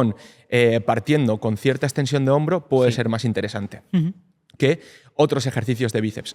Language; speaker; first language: Spanish; native; Spanish